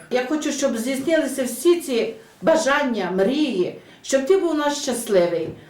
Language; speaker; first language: Ukrainian; native; Ukrainian